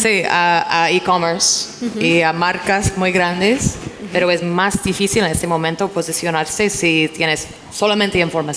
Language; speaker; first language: Spanish; non-native, fluent; English